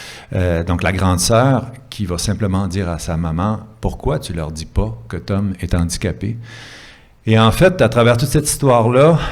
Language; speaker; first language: French; native; French